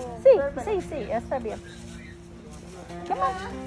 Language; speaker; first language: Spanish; non-native, learner; English